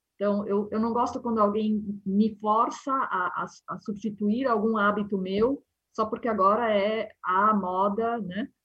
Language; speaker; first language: Portuguese; non-native, fluent; Spanish